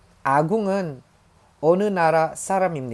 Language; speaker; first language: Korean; non-native, learner; Filipino